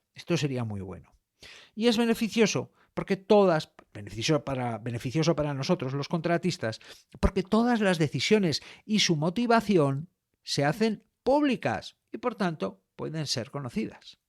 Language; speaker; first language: Spanish; native; Spanish